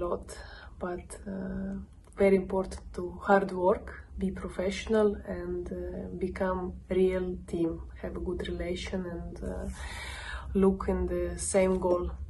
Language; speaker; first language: English; non-native, learner; Russian